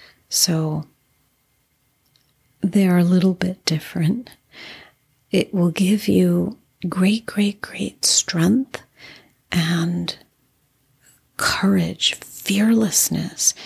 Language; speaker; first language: English; native; English